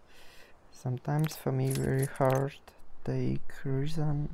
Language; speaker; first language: English; non-native, learner; Russian